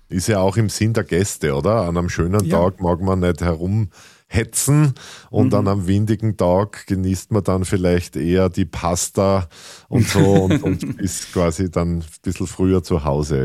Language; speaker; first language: German; native; German